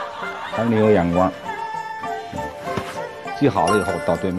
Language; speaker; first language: Chinese; native; Chinese